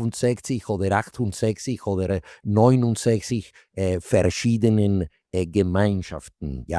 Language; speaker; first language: German; non-native, fluent; Spanish